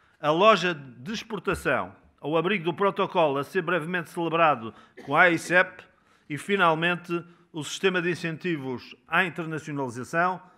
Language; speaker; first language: Portuguese; native; Portuguese